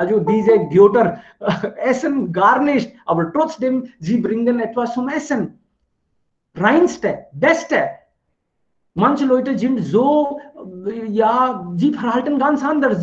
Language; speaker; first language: German; non-native, fluent; Hindi